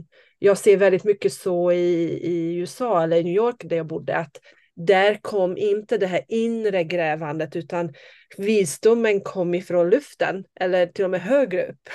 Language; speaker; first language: Swedish; non-native, fluent; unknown